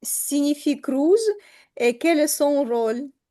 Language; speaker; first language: French; non-native, learner; Ukrainian